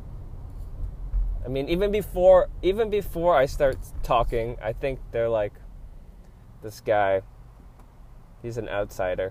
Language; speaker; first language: English; native; English